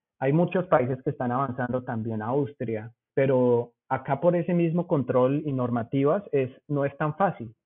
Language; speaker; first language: Spanish; native; Spanish